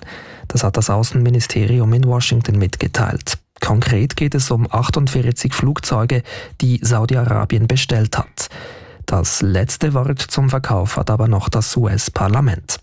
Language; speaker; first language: German; native; German